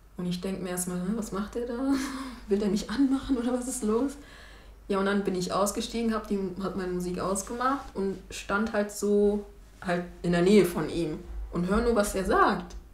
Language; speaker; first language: German; early bilingual, other home language; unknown